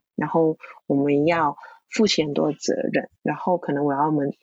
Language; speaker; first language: Chinese; non-native, local second language; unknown